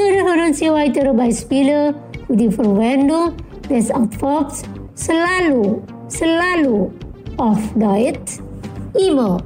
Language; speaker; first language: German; non-native, fluent; Indonesian